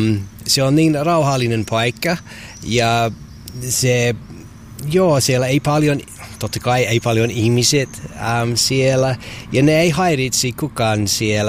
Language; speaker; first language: Finnish; non-native, learner; English